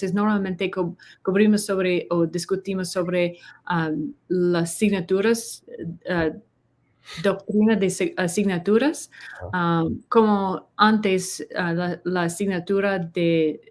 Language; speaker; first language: Spanish; non-native, learner; English